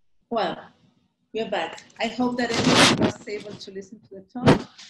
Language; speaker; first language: English; non-native, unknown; Spanish